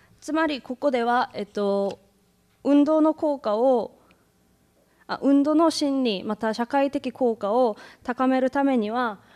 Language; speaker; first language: Japanese; non-native, fluent; Korean